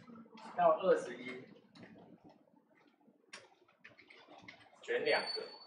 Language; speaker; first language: Chinese; native; Chinese